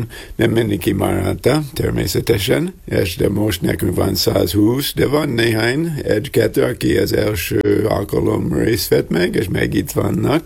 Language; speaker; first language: Hungarian; non-native, learner; English